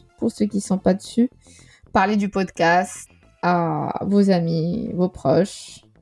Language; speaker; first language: French; non-native, local second language; Arabic